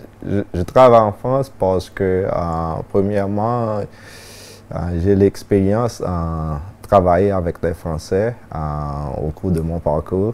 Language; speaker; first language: French; non-native, local second language; Haitian Creole